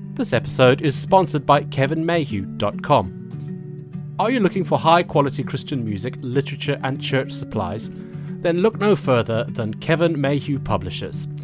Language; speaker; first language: English; native; English